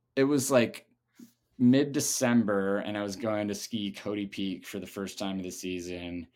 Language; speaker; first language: English; native; English